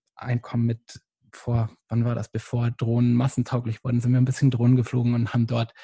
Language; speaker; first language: German; native; German